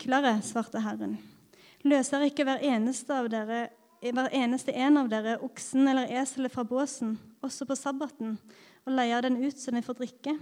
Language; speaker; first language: Norwegian; native; Norwegian